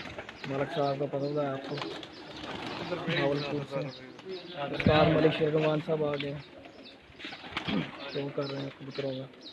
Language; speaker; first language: Hindi; non-native, local second language; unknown